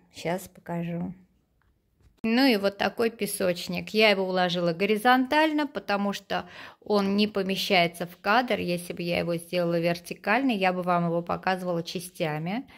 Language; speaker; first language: Russian; non-native, local second language; Armenian